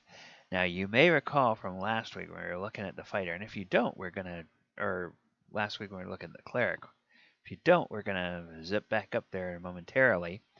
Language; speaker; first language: English; native; English